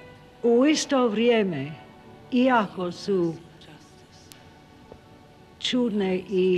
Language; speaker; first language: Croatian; non-native, fluent; English